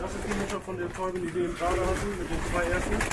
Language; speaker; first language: German; native; German